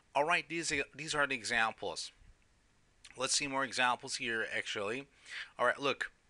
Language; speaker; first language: English; non-native, fluent; Turkish